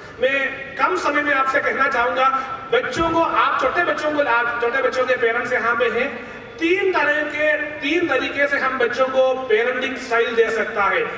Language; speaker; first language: Hindi; non-native, local second language; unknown